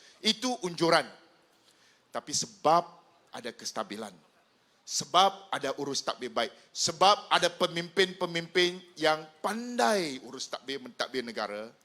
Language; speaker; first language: Malay; non-native, local second language; Chinese